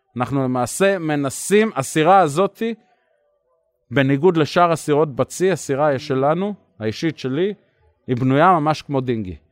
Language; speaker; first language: Hebrew; native; Hebrew